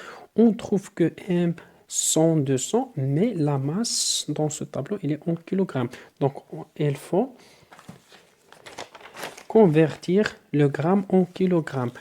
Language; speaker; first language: French; non-native, local second language; Arabic